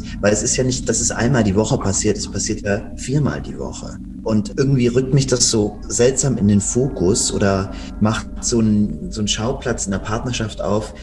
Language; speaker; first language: German; native; German